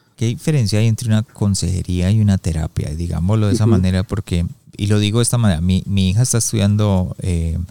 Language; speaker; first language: Spanish; native; Spanish